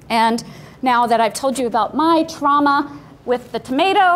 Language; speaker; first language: English; native; English